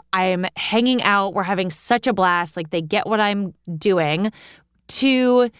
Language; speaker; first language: English; native; English